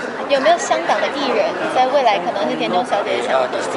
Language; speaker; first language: Chinese; native; Chinese